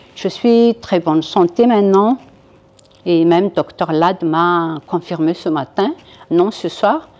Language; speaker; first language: French; non-native, local second language; Malagasy